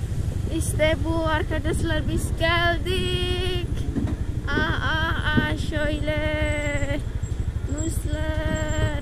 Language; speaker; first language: Turkish; non-native, learner; Javanese